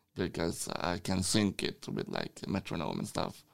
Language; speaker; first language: English; non-native, fluent; Swedish